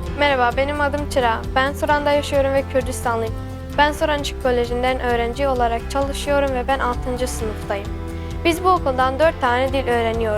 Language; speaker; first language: Turkish; non-native, learner; Kurdish